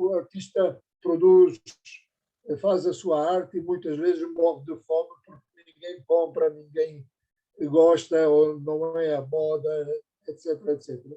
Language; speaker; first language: Portuguese; non-native, fluent; Persian